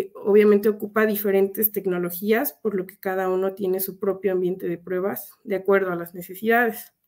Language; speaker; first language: Spanish; native; Spanish